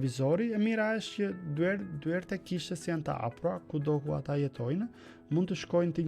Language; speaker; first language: Albanian; native; Albanian